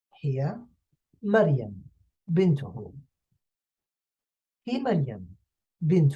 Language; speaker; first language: Arabic; non-native, fluent; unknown